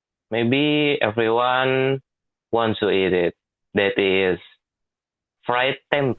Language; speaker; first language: English; non-native, learner; Indonesian